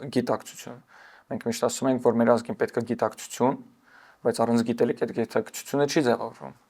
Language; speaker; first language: Armenian; early bilingual, heritage; Armenian